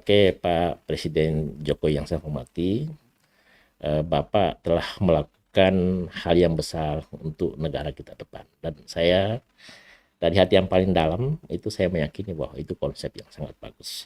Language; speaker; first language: Indonesian; native; Indonesian